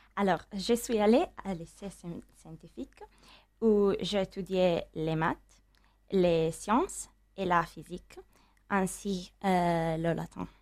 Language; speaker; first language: French; non-native, learner; Italian